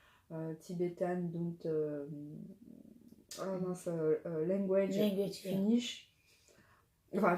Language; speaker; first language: English; non-native, learner; French